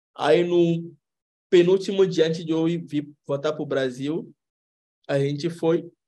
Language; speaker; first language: Portuguese; non-native, fluent; French